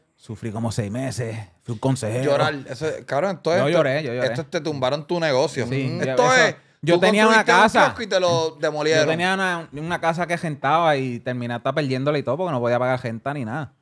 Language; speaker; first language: Spanish; early bilingual, heritage; Spanish